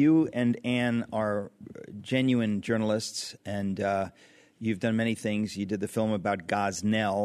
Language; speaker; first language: English; native; English